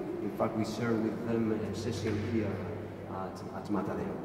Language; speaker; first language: English; non-native, fluent; Spanish